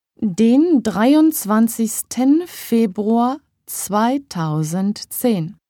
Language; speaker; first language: German; native; German